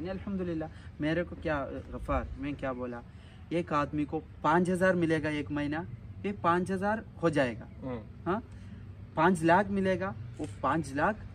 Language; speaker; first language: Hindi; non-native, local second language; Malayalam